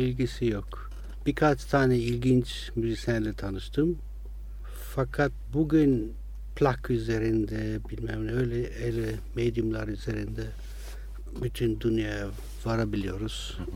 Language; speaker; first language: Turkish; non-native, fluent; Italian